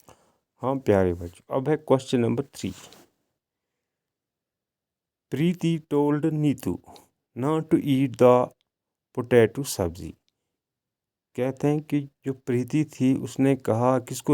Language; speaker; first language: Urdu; non-native, local second language; Kashmiri